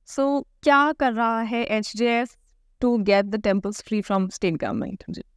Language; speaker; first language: Hindi; native; Hindi